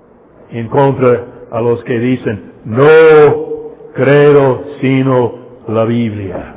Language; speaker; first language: Spanish; non-native, fluent; English